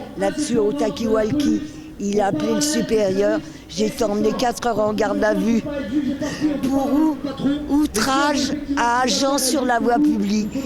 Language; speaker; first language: French; native; French